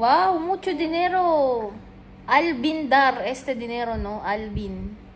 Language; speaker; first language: Spanish; non-native, learner; Filipino